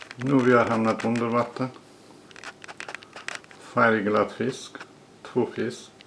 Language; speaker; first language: Swedish; non-native, learner; Persian